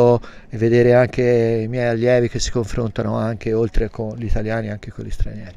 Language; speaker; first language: Italian; native; Italian